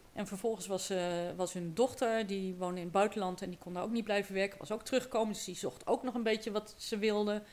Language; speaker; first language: Dutch; native; Dutch